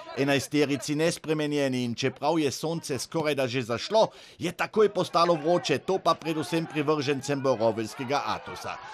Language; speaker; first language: Slovenian; native; Slovenian